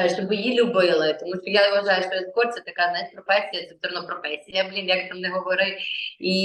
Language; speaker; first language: Ukrainian; native; Ukrainian